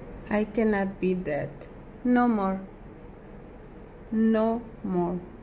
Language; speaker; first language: English; non-native, learner; Spanish